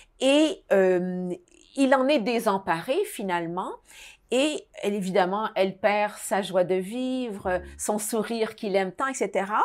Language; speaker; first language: French; native; French